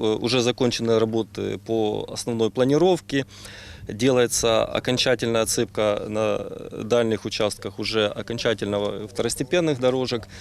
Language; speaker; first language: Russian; native; Russian